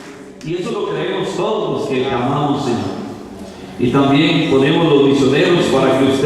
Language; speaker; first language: Spanish; native; Spanish